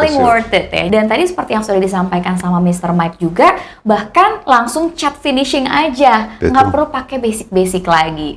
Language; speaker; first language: Indonesian; native; Indonesian